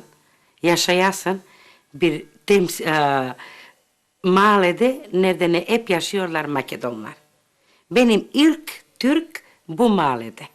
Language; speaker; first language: Turkish; early bilingual, heritage; Turkish